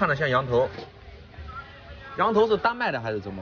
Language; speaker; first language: Chinese; native; Chinese